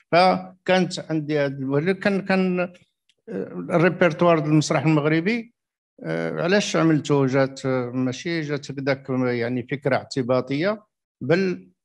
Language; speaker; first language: Arabic; native; Arabic